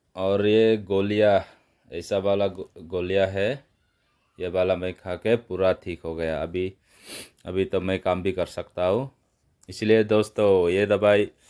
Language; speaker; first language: Hindi; non-native, local second language; Mizo